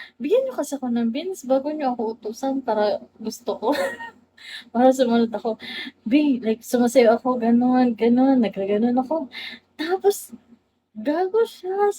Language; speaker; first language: Filipino; non-native, local second language; Cebuano